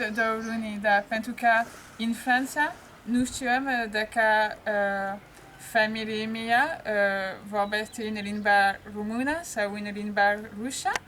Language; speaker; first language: Romanian; non-native, learner; French